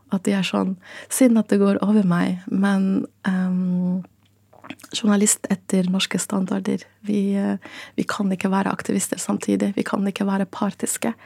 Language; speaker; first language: Norwegian; non-native, fluent; Arabic